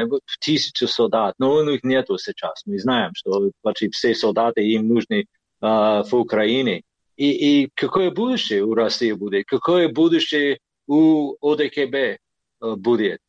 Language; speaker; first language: Russian; non-native, fluent; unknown